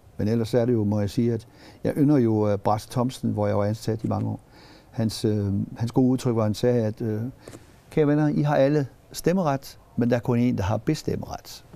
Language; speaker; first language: Danish; native; Danish